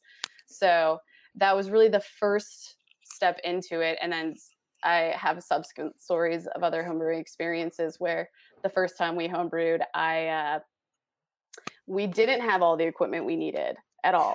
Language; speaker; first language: English; native; English